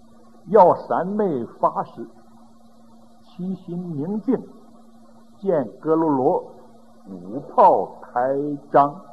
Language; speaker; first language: Chinese; native; Chinese